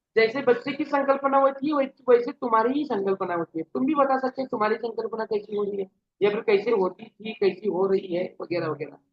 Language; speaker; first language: Hindi; non-native, local second language; Marathi